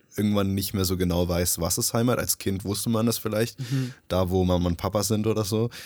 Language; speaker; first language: German; early bilingual, other home language; Nepali